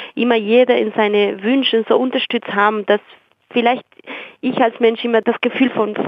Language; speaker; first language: German; non-native, fluent; Spanish